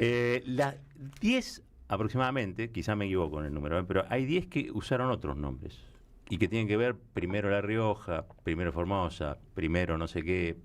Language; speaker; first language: Spanish; native; Spanish